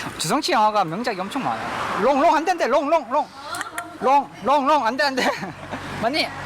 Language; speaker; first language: Korean; non-native, fluent; Thai